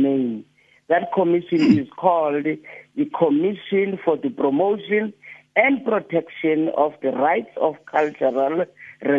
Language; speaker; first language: English; non-native, local second language; Xhosa